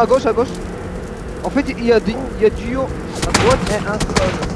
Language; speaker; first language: French; native; French